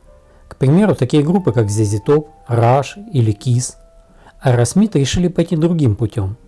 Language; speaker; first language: Russian; native; Russian